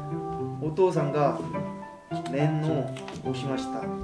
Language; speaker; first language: Japanese; non-native, learner; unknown